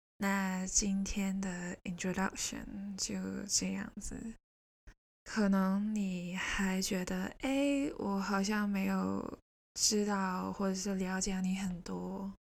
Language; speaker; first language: Chinese; non-native, local second language; Cantonese